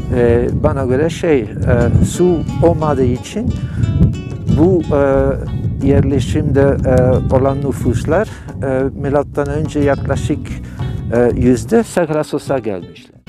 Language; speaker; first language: Turkish; non-native, fluent; Dutch